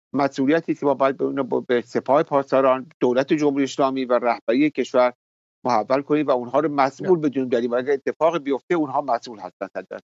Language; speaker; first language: Persian; native; Persian